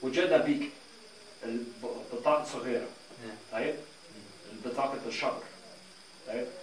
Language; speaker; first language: Arabic; non-native, learner; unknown